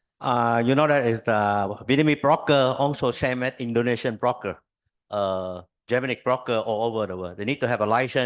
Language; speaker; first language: English; non-native, learner; Vietnamese